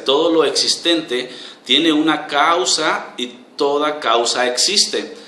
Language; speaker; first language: Spanish; native; Spanish